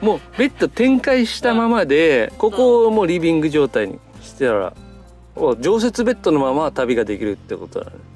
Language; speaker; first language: Japanese; native; Japanese